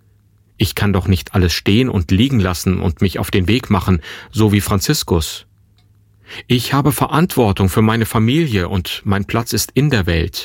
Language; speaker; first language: German; native; German